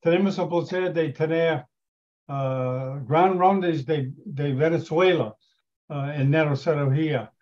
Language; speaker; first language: Spanish; non-native, learner; English